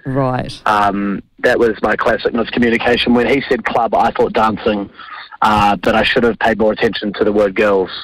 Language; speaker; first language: English; native; English